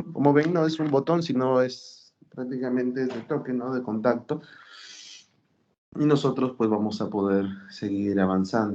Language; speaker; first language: Spanish; native; Spanish